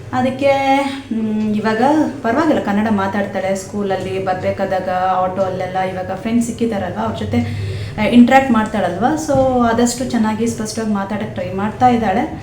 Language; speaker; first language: Kannada; non-native, local second language; Konkani